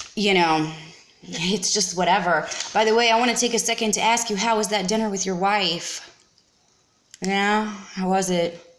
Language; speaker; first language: English; native; English